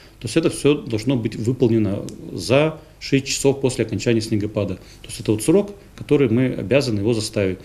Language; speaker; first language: Russian; native; Russian